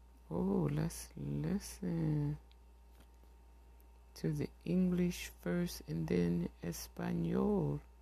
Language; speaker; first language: English; native; English